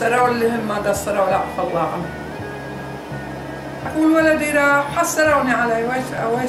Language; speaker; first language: Arabic; native; Arabic